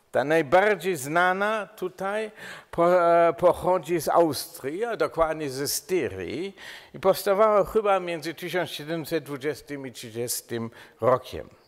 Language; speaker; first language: Polish; non-native, fluent; German